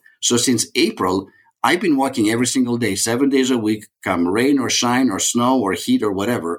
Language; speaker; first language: English; non-native, fluent; Greek